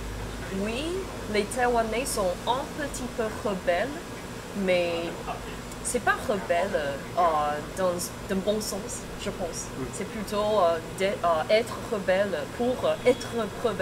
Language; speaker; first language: French; non-native, fluent; Chinese